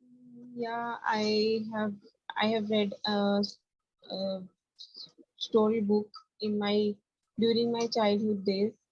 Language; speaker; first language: English; non-native, learner; Hindi